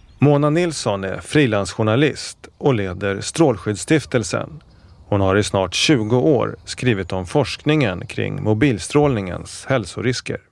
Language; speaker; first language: Swedish; native; Swedish